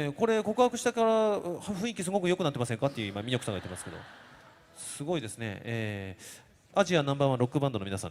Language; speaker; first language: Japanese; native; Japanese